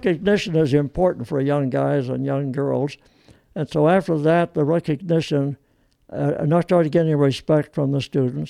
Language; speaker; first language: English; early bilingual, other home language; Italian